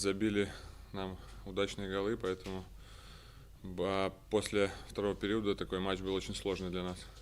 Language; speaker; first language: Russian; native; Russian